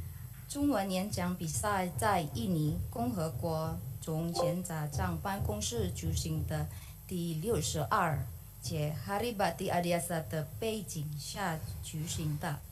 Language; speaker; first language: Chinese; non-native, learner; Indonesian